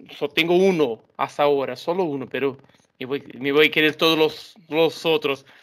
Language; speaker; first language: Spanish; non-native, learner; Portuguese